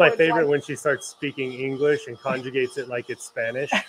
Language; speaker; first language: English; native; English